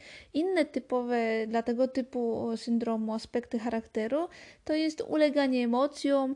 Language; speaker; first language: Polish; native; Polish